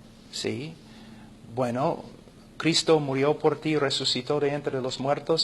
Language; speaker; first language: Spanish; non-native, fluent; English